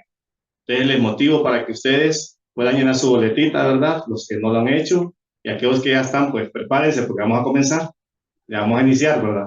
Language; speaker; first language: Spanish; native; Spanish